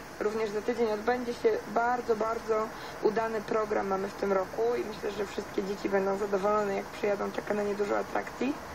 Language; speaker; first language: Polish; native; Polish